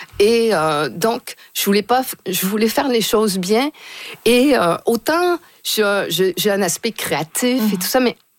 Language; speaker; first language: French; native; French